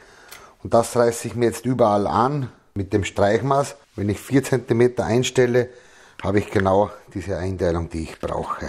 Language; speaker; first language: German; native; German